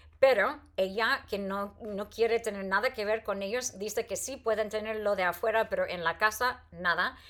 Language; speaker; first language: Spanish; non-native, fluent; English